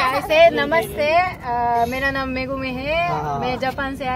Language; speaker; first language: Hindi; non-native, learner; Japanese